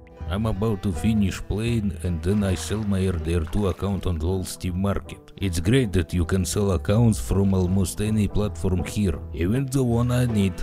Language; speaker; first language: English; non-native, learner; Russian